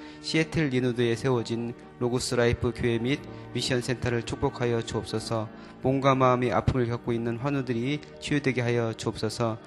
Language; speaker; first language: Korean; native; Korean